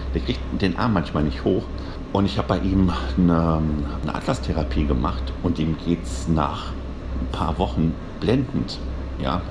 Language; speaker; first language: German; native; German